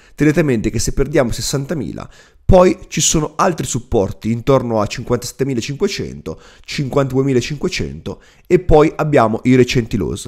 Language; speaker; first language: Italian; native; Italian